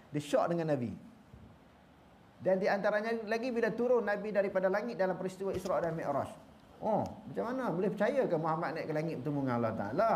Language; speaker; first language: Malay; native; Malay